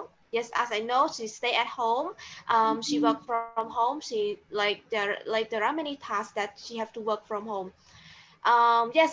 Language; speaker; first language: English; non-native, learner; Khmer